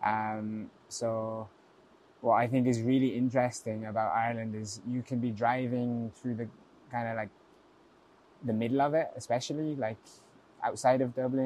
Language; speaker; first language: English; native; English